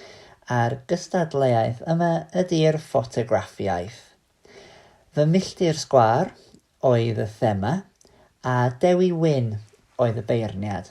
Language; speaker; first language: Welsh; native; Welsh